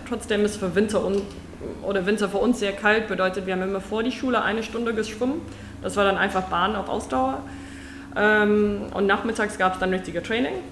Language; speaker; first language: German; non-native, fluent; Afrikaans